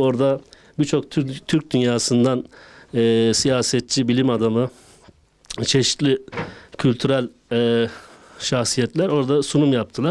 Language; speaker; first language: Turkish; native; Turkish